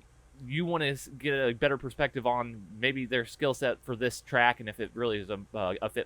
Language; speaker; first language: English; native; English